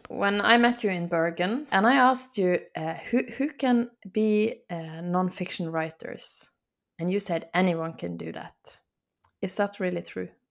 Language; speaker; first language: English; non-native, fluent; Norwegian